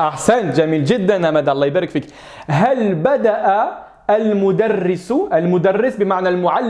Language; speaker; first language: Arabic; non-native, fluent; French